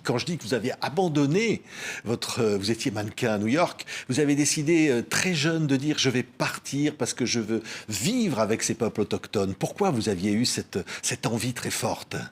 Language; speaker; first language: French; native; French